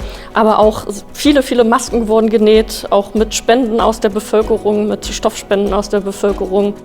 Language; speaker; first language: German; native; German